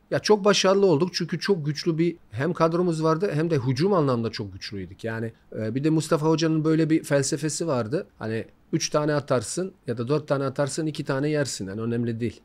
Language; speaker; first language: Turkish; non-native, fluent; Bosnian